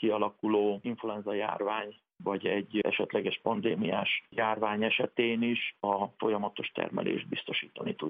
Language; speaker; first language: Hungarian; native; Hungarian